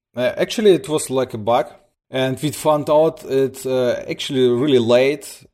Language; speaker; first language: English; early bilingual, other home language; Russian